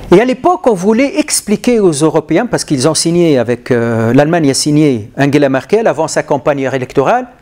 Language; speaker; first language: French; non-native, local second language; Arabic